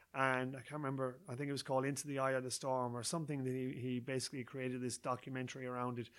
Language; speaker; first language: English; native; English